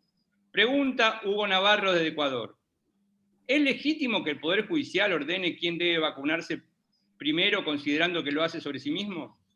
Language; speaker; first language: Spanish; native; Spanish